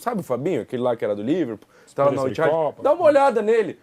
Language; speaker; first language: Portuguese; native; Portuguese